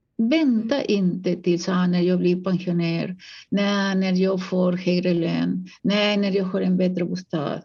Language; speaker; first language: Swedish; non-native, fluent; Spanish